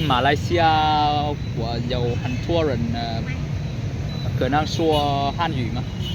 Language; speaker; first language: Chinese; non-native, learner; Vietnamese